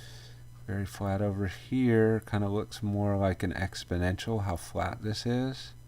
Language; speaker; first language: English; native; English